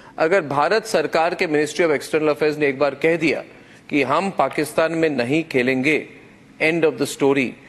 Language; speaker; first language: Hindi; native; Hindi